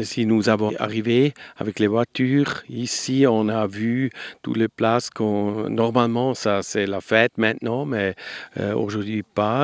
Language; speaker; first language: French; non-native, local second language; German